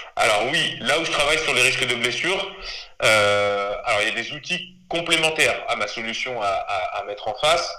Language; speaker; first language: French; native; French